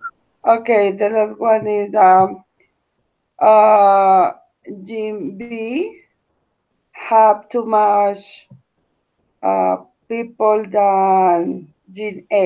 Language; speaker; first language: English; non-native, learner; Spanish